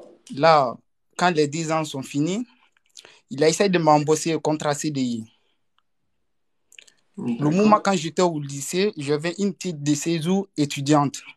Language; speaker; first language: French; non-native, learner; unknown